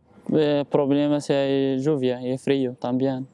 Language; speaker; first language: Spanish; non-native, learner; Arabic